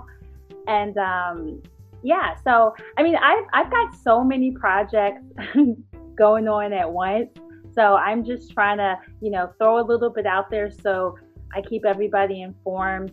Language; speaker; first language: English; native; English